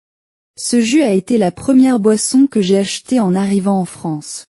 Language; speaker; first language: French; non-native, learner; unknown